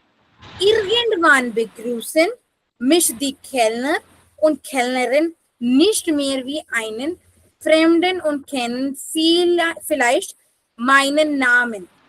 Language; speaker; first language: German; non-native, fluent; Hindi